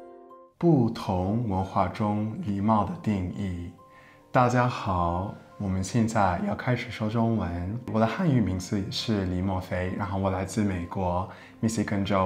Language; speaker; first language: Chinese; non-native, fluent; English